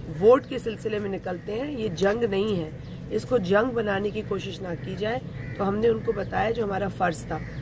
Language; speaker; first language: Urdu; non-native, local second language; Sindhi